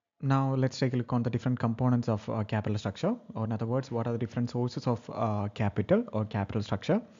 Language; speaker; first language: English; non-native, local second language; Malayalam